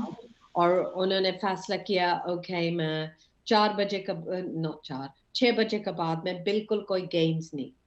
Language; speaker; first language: Hindi; early bilingual, heritage; English